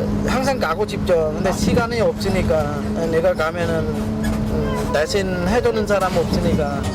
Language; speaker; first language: Korean; non-native, learner; Vietnamese